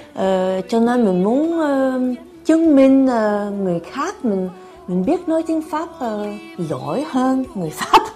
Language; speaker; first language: Vietnamese; early bilingual, heritage; Vietnamese